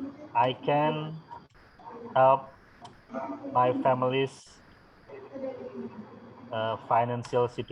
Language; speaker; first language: English; non-native, fluent; Indonesian